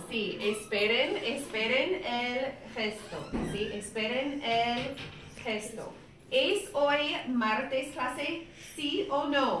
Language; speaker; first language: Spanish; non-native, fluent; English